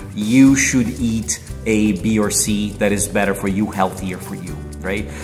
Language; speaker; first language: English; non-native, fluent; Portuguese